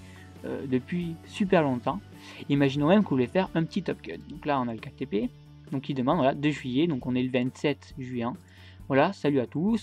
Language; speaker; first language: French; native; French